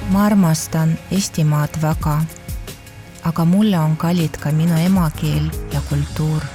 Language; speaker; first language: Estonian; non-native, fluent; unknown